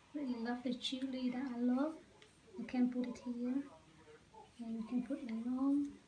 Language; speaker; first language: English; non-native, learner; Vietnamese